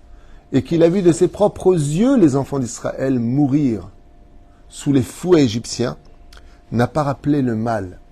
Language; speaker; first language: French; native; French